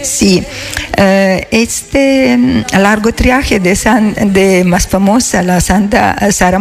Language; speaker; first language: Spanish; non-native, learner; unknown